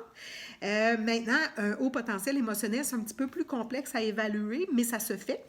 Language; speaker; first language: French; native; French